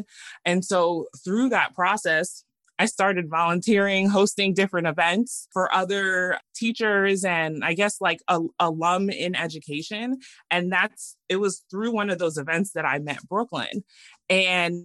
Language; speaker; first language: English; native; English